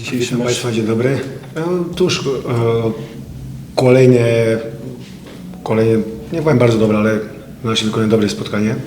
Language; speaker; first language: Polish; non-native, fluent; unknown